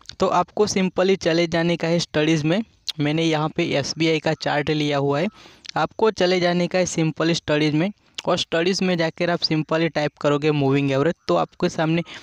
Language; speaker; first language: Hindi; non-native, local second language; Gujarati